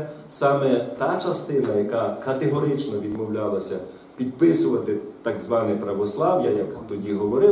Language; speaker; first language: Ukrainian; native; Ukrainian